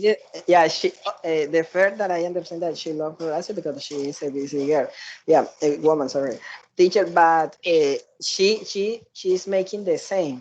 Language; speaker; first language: English; non-native, learner; Spanish